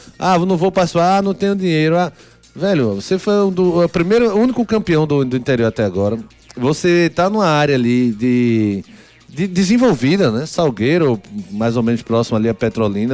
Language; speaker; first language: Portuguese; native; Portuguese